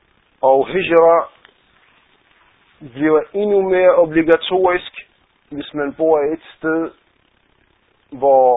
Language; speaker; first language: Danish; non-native, fluent; Arabic